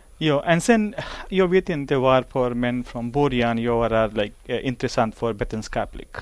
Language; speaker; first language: Swedish; non-native, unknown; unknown